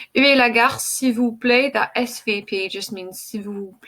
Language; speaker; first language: French; non-native, fluent; English